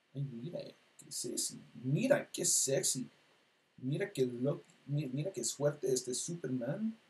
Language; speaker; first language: Spanish; early bilingual, heritage; Spanish